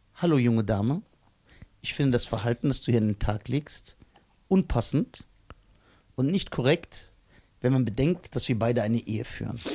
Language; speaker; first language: German; native; German